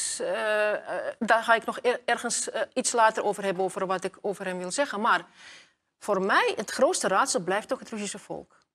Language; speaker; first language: Dutch; non-native, fluent; Russian